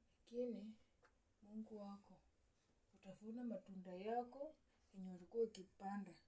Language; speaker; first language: Swahili; native; Swahili